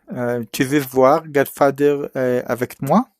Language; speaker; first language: French; non-native, learner; English